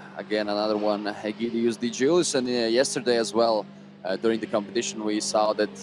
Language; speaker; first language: English; non-native, fluent; Latvian